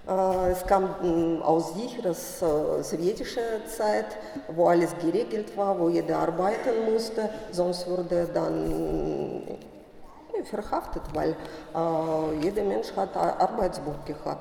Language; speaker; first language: German; non-native, fluent; Russian